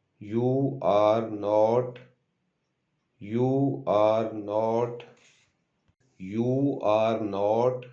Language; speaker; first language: English; non-native, local second language; Urdu